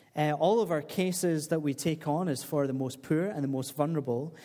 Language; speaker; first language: English; native; English